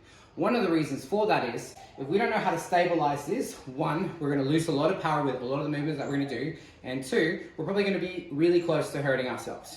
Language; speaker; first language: English; native; English